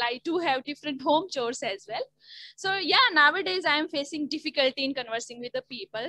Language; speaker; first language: English; non-native, learner; Hindi